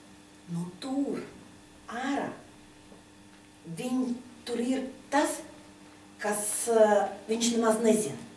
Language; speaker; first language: Latvian; non-native, local second language; Russian